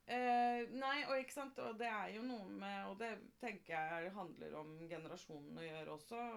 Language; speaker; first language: Norwegian; native; Norwegian